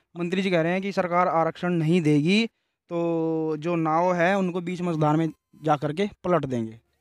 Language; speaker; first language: Hindi; native; Hindi